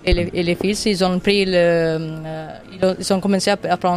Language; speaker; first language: French; non-native, fluent; Italian